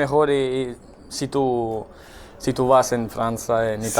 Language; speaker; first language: Spanish; non-native, learner; Italian